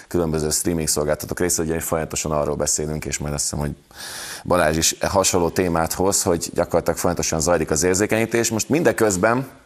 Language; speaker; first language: Hungarian; native; Hungarian